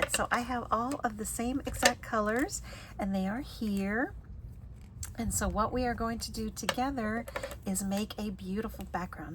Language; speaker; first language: English; native; English